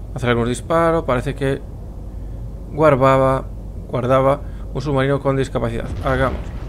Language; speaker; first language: Spanish; native; Spanish